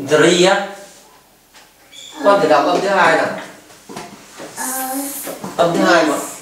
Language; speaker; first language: Vietnamese; native; Vietnamese